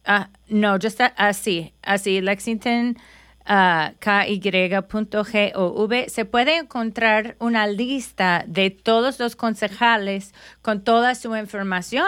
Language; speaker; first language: Spanish; non-native, fluent; English